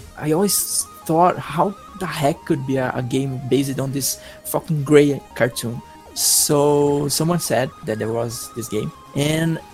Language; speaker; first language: English; non-native, fluent; Portuguese